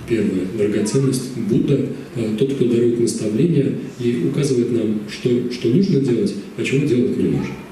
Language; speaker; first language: Russian; native; Russian